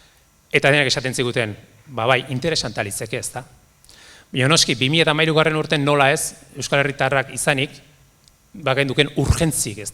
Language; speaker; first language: Basque; native; Basque